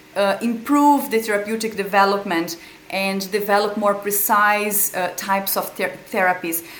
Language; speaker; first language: English; non-native, fluent; Portuguese